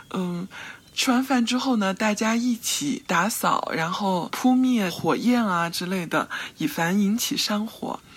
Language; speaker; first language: Chinese; native; Chinese